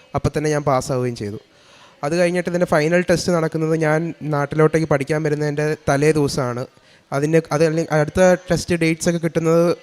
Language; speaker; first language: Malayalam; early bilingual, heritage; Malayalam